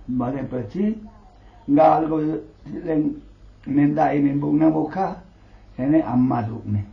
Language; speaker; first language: Nepali; non-native, local second language; Limbu